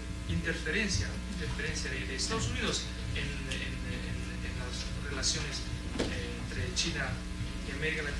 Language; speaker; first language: Spanish; non-native, fluent; Chinese